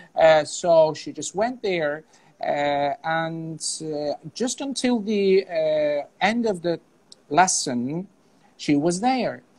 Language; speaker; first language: English; non-native, fluent; Azerbaijani